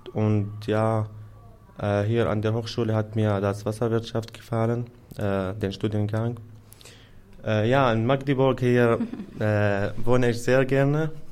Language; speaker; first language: German; non-native, fluent; Arabic